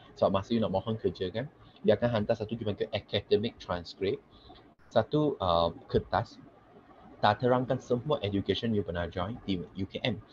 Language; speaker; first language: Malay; non-native, local second language; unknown